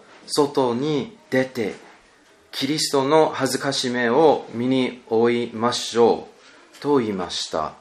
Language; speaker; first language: Japanese; non-native, learner; English